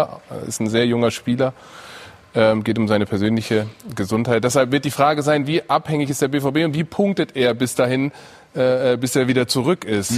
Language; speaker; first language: German; native; German